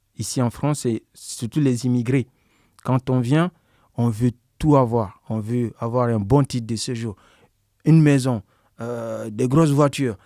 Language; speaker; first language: French; non-native, local second language; Bambara